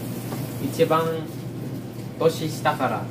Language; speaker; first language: Japanese; non-native, fluent; Filipino